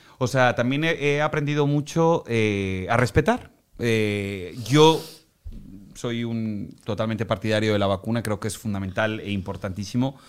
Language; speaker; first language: Spanish; native; Spanish